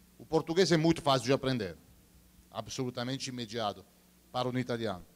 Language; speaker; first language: Portuguese; non-native, fluent; Italian